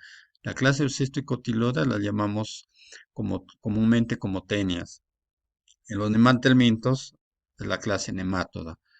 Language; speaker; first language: Spanish; native; Spanish